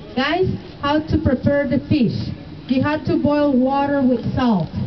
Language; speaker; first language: English; non-native, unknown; Spanish